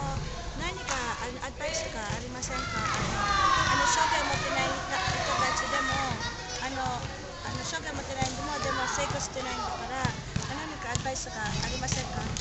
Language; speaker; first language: Japanese; non-native, learner; Filipino